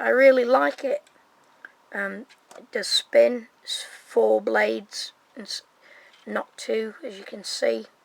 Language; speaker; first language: English; native; English